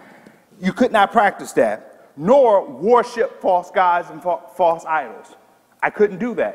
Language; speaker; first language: English; native; English